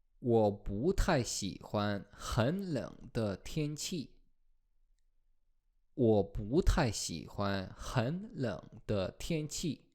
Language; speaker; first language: Chinese; non-native, fluent; Polish